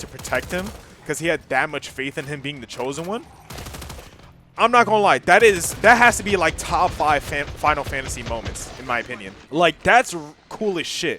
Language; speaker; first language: English; native; English